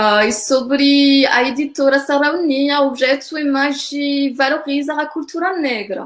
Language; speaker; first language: Portuguese; non-native, fluent; French